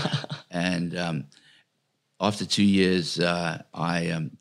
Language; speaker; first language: English; native; English